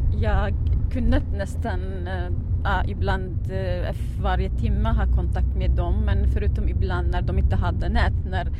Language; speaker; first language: Swedish; non-native, fluent; Arabic